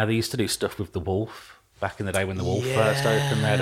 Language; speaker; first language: English; native; English